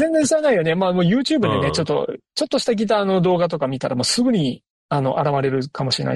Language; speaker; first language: Japanese; native; Japanese